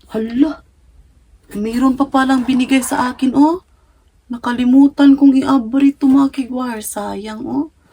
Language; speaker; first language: Filipino; non-native, local second language; Cebuano